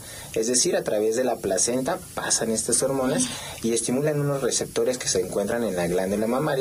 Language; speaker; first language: Spanish; native; Spanish